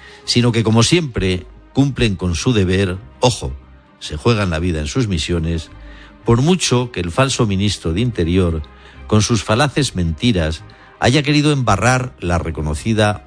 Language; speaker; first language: Spanish; native; Spanish